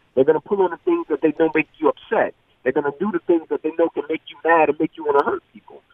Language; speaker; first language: English; native; English